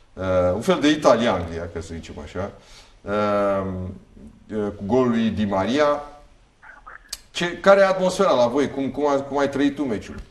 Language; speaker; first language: Romanian; native; Romanian